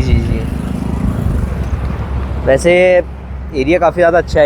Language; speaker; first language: Hindi; native; Hindi